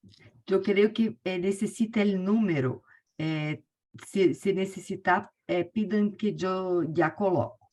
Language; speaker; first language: Spanish; non-native, learner; Portuguese